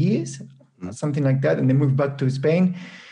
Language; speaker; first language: English; non-native, fluent; Spanish